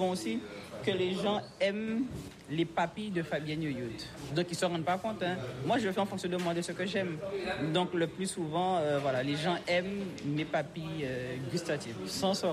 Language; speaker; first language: French; native; French